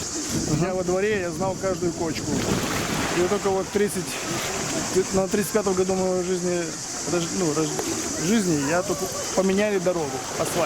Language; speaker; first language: Russian; native; Russian